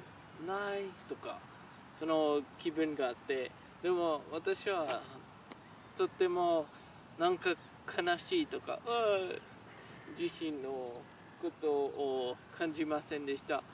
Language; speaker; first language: Japanese; non-native, learner; French